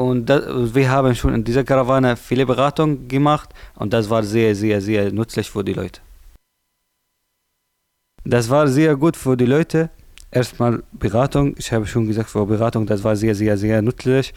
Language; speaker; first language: German; non-native, learner; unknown